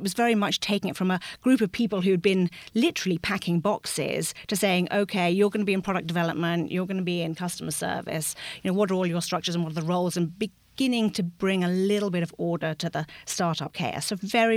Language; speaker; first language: English; native; English